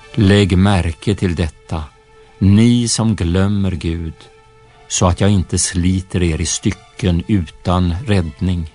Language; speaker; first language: Swedish; native; Swedish